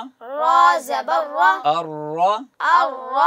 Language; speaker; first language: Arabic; non-native, learner; Urdu